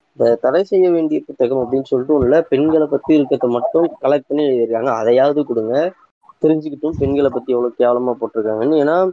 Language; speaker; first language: Tamil; native; Tamil